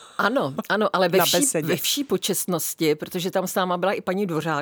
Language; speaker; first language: Czech; native; Czech